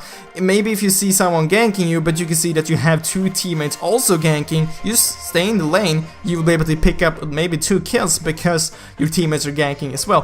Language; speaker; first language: English; non-native, fluent; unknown